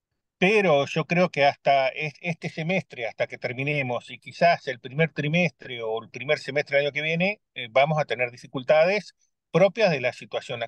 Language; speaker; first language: Spanish; native; Spanish